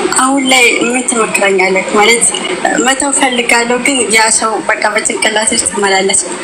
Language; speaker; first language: Amharic; native; Amharic